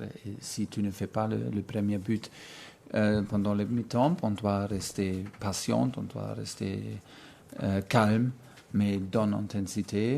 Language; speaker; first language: French; non-native, fluent; German